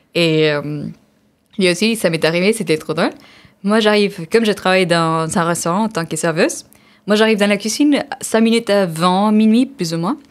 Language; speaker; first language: French; non-native, fluent; Spanish